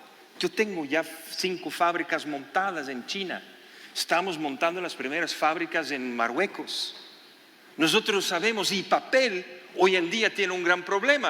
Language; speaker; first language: Spanish; non-native, fluent; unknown